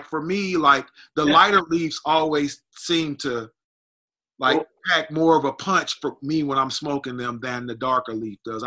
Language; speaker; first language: English; native; English